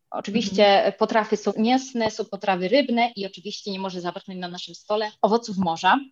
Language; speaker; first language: Polish; early bilingual, heritage; Spanish